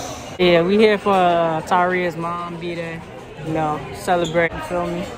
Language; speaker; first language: English; native; English